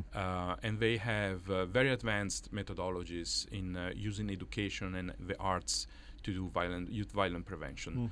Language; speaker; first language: English; non-native, fluent; Italian